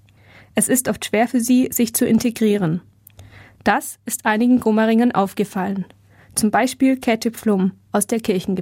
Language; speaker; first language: German; native; German